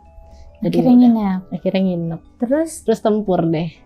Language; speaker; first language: Indonesian; native; Indonesian